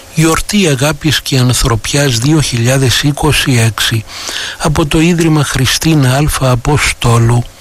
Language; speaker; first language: Greek; native; Greek